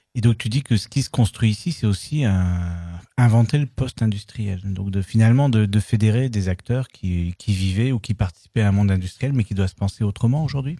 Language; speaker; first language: French; native; French